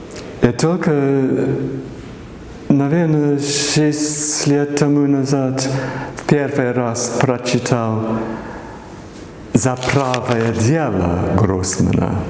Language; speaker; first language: Russian; non-native, fluent; English